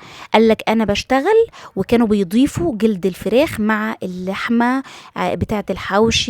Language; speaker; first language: Arabic; native; Arabic